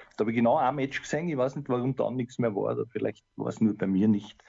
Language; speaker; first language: German; native; German